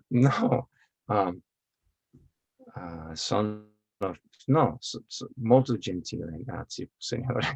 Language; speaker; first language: Italian; non-native, learner; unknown